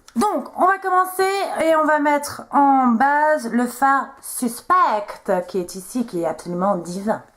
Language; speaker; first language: French; native; French